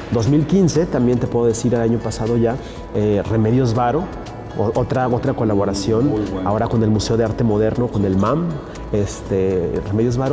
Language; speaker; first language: Spanish; native; Spanish